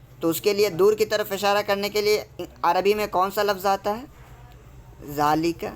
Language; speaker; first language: Urdu; native; Urdu